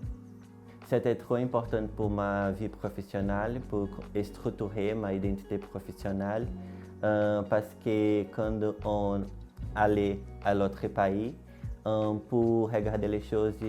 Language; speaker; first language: French; non-native, learner; Portuguese